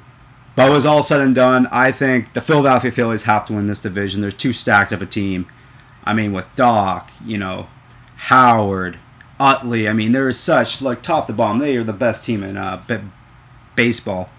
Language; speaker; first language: English; native; English